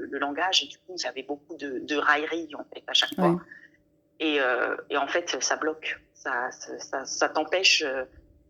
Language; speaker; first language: French; native; French